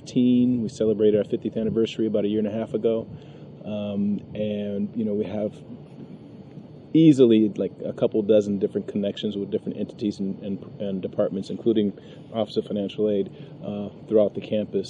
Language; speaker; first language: English; native; English